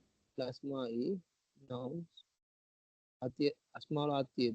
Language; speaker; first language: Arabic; non-native, learner; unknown